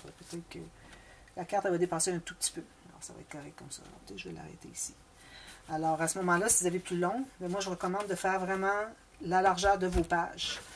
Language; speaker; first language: French; native; French